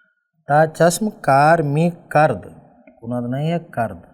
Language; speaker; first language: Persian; non-native, fluent; Urdu